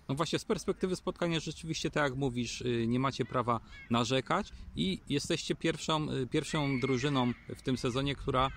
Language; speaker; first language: Polish; native; Polish